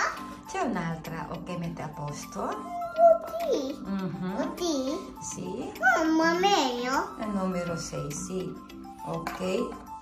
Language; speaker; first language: Italian; non-native, learner; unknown